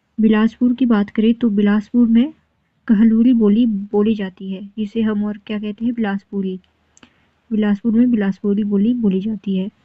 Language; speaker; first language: Hindi; native; Hindi